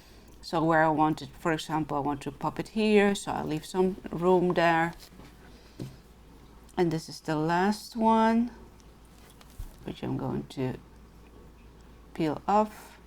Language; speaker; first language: English; non-native, fluent; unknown